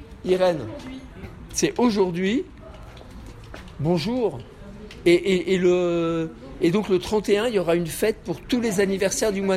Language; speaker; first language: French; native; French